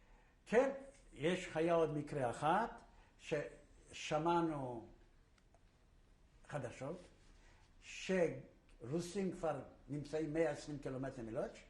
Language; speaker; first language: Hebrew; non-native, fluent; Polish